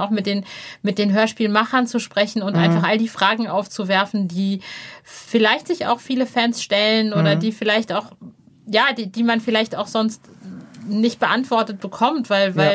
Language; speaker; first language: German; native; German